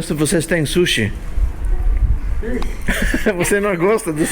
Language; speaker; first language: Portuguese; non-native, learner; English